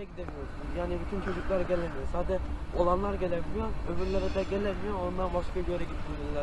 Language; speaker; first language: Turkish; early bilingual, heritage; Turkish